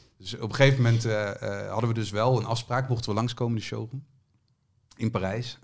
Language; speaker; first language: Dutch; native; Dutch